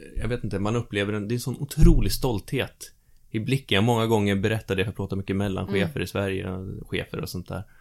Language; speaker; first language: Swedish; native; Swedish